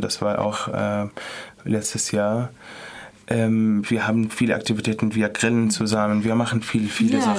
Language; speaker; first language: German; non-native, fluent; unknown